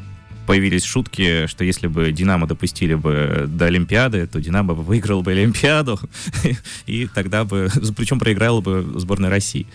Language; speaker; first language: Russian; native; Russian